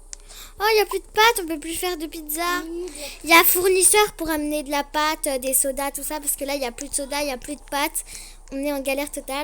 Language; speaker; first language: French; native; French